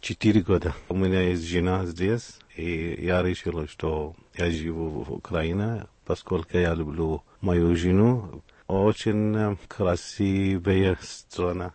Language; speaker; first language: Russian; non-native, learner; Arabic